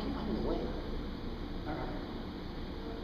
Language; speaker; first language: English; native; English